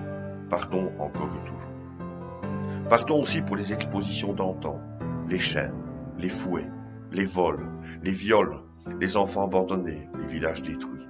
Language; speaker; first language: French; native; French